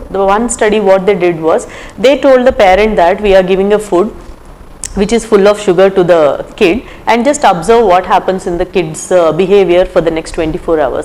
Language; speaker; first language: English; non-native, local second language; Telugu